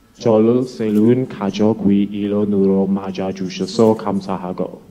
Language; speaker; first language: Korean; non-native, learner; English